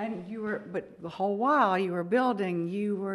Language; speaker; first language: English; native; English